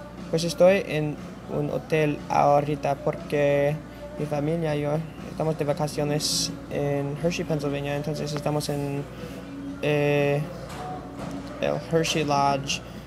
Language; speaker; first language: Spanish; non-native, fluent; English